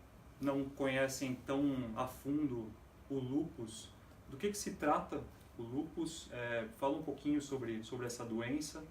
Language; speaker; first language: Portuguese; native; Portuguese